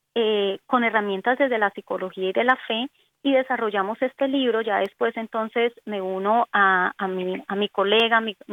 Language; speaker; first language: Spanish; native; Spanish